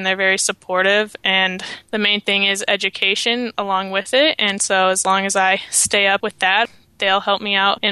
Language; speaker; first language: English; native; English